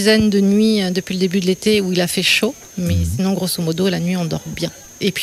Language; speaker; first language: French; native; French